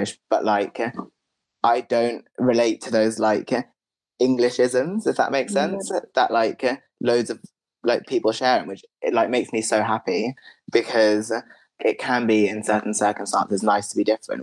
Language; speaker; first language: English; native; English